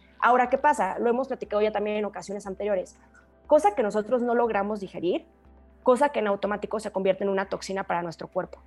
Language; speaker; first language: Spanish; native; Spanish